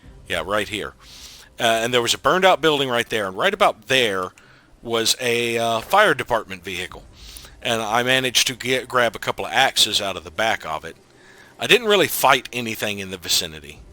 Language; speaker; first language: English; native; English